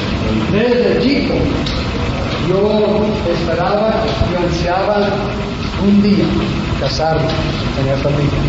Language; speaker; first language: Spanish; non-native, fluent; English